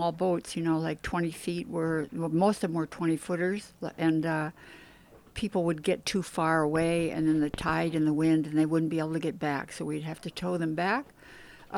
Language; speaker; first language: English; native; English